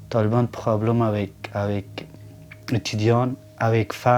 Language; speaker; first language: French; non-native, learner; Persian